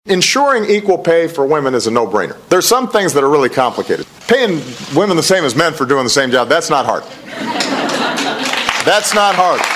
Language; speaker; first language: English; native; English